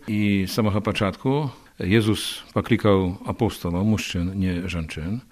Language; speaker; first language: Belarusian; non-native, learner; Polish